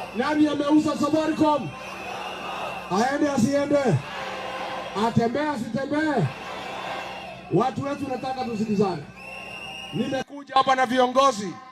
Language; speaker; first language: Swahili; non-native, local second language; Kikuyu